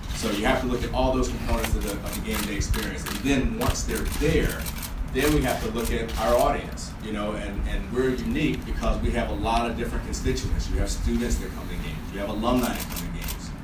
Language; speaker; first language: English; native; English